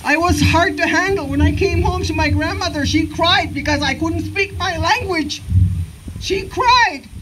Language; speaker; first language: English; native; English